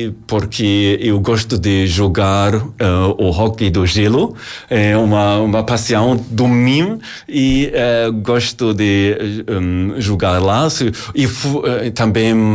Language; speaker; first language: Portuguese; non-native, learner; German